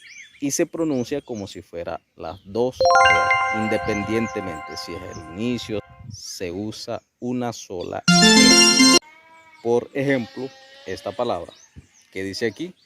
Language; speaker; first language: Spanish; non-native, local second language; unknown